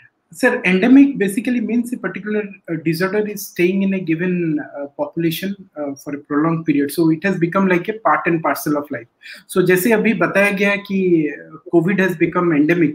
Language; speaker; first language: English; non-native, local second language; Odia